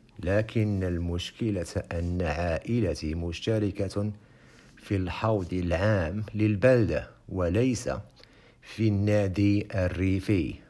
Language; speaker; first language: Arabic; non-native, fluent; Indonesian